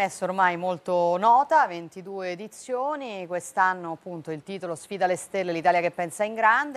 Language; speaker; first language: Italian; native; Italian